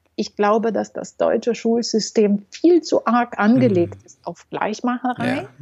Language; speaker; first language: German; non-native, fluent; Romanian